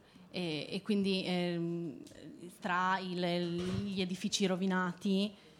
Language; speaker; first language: Italian; native; Italian